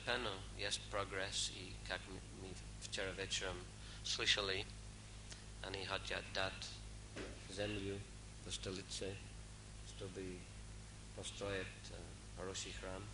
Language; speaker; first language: Russian; non-native, fluent; English